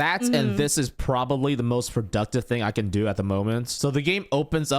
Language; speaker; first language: English; native; English